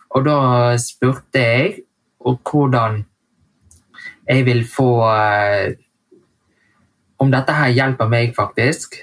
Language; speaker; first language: Norwegian; early bilingual, heritage; Vietnamese